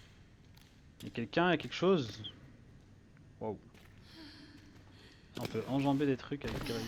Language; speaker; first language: French; native; French